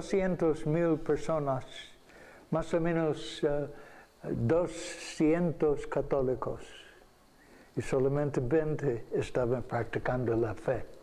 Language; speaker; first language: Spanish; non-native, fluent; English